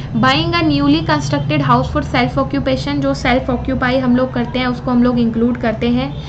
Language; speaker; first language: Hindi; native; Hindi